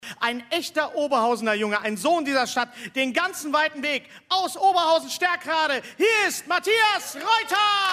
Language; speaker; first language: German; native; German